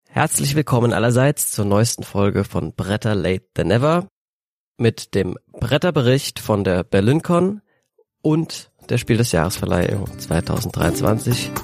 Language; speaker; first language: German; native; German